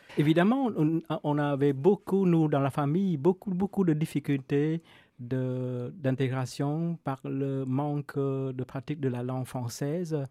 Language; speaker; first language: French; non-native, fluent; Vietnamese